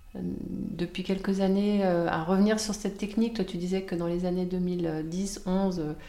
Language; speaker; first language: French; native; French